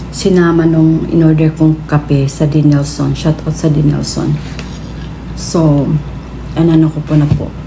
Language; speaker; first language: Filipino; non-native, local second language; Cebuano